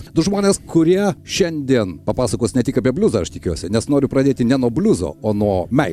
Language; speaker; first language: Lithuanian; native; Lithuanian